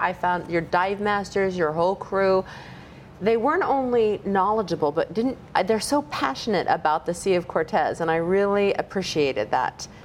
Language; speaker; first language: English; native; English